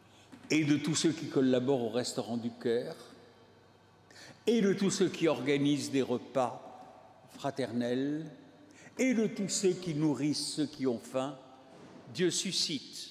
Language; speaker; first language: French; native; French